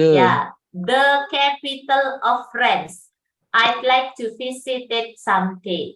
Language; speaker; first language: English; non-native, fluent; Indonesian